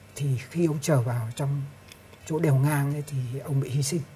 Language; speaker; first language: Vietnamese; native; Vietnamese